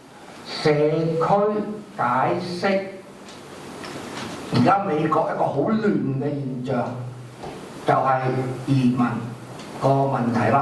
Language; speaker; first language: Cantonese; native; Cantonese